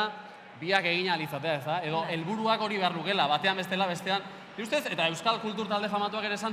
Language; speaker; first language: Basque; native; Basque